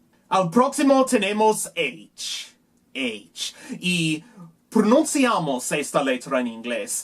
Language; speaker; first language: Spanish; non-native, learner; English